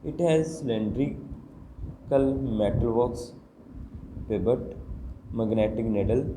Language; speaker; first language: English; non-native, local second language; Punjabi